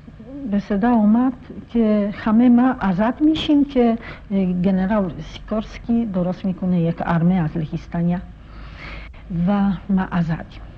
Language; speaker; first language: Persian; non-native, fluent; Polish